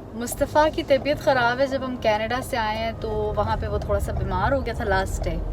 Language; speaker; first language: Urdu; native; Urdu